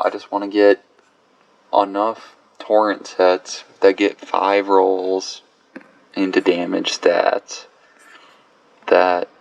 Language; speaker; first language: English; native; English